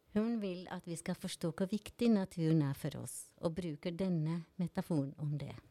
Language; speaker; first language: Norwegian; native; Norwegian